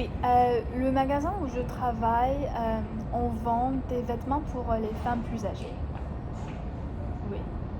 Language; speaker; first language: French; non-native, learner; English